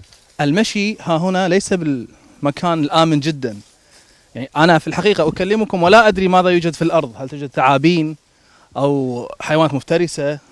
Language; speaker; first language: Arabic; native; Arabic